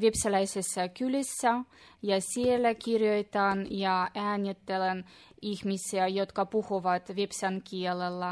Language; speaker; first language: Finnish; non-native, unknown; Russian